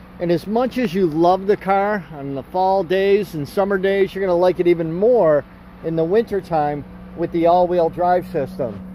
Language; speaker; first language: English; native; English